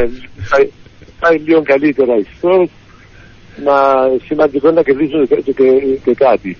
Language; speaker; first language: Greek; early bilingual, heritage; Greek